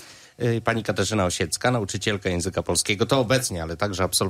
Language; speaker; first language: Polish; native; Polish